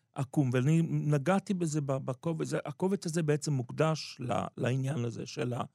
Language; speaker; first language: Hebrew; native; Hebrew